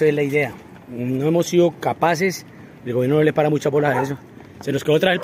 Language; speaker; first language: Spanish; native; Spanish